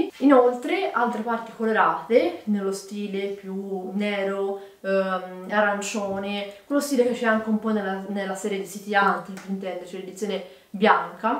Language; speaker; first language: Italian; native; Italian